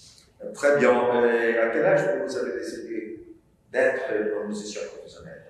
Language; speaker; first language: French; non-native, learner; Portuguese